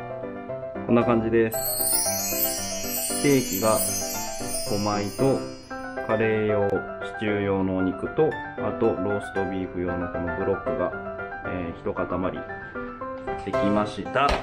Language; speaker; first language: Japanese; native; Japanese